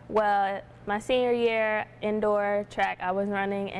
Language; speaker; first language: English; native; English